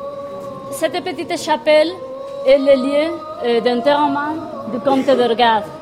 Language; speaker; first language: French; non-native, fluent; Spanish